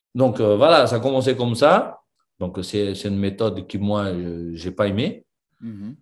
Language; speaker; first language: French; non-native, fluent; Portuguese